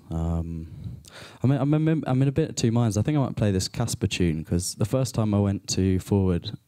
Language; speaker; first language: English; native; English